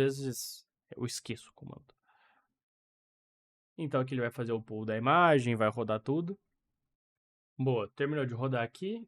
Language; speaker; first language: Portuguese; native; Portuguese